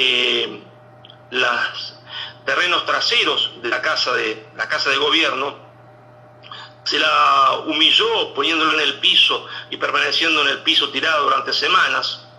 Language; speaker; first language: Spanish; native; Spanish